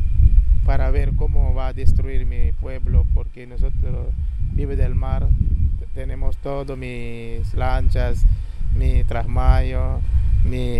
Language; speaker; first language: Spanish; non-native, local second language; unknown